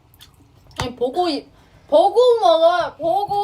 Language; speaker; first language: Korean; non-native, fluent; Chinese